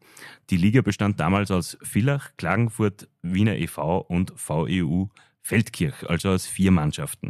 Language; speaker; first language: German; native; German